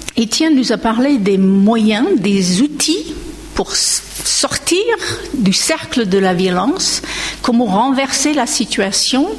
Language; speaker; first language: French; non-native, fluent; English